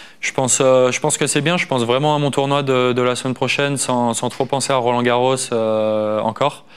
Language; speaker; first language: French; native; French